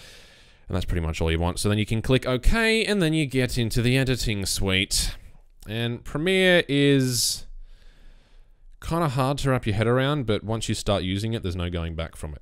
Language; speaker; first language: English; native; English